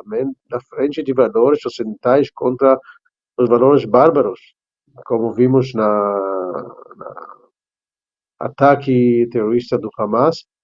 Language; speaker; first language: Portuguese; non-native, fluent; Hebrew